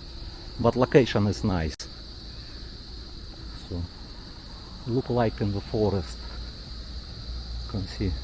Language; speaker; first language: English; non-native, learner; Russian